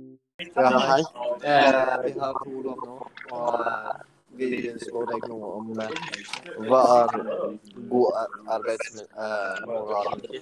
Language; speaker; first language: Norwegian; non-native, learner; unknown